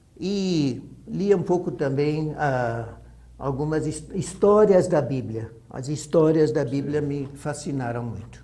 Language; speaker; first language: Portuguese; early bilingual, other home language; German